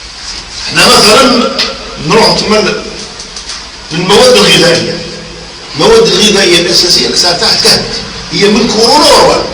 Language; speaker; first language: Arabic; native; Arabic